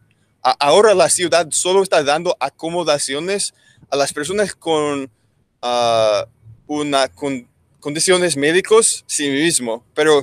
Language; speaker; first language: Spanish; non-native, learner; English